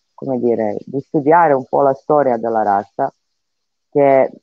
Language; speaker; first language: Italian; non-native, fluent; Serbian